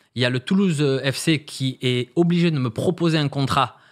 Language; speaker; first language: French; native; French